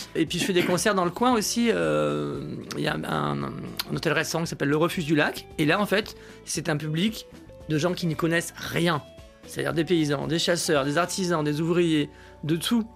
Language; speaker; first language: French; native; French